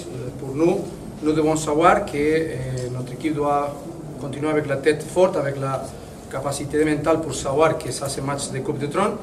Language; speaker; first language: French; non-native, fluent; Spanish